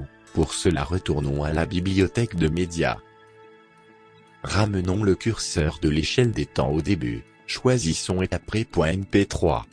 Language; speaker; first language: French; native; French